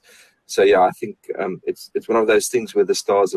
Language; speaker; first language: English; non-native, local second language; Afrikaans